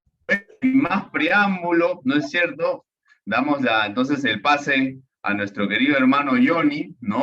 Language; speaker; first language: Spanish; native; Spanish